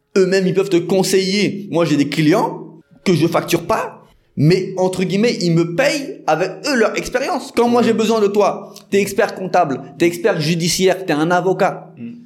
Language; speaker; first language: French; native; French